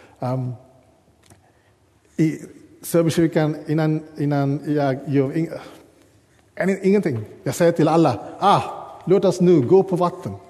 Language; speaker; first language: Swedish; non-native, fluent; English